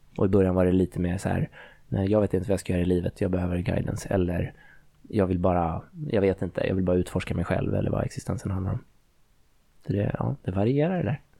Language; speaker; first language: Swedish; native; Swedish